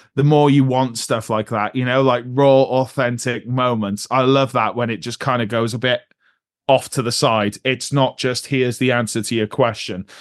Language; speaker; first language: English; native; English